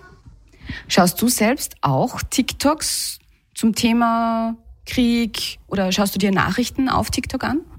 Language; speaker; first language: German; native; German